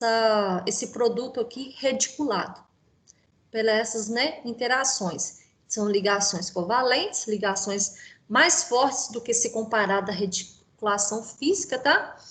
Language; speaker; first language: Portuguese; native; Portuguese